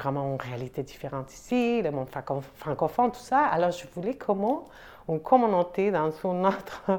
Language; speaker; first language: French; non-native, fluent; Spanish